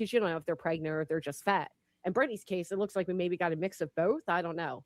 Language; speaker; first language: English; native; English